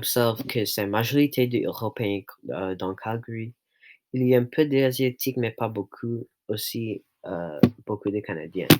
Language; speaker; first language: French; non-native, local second language; English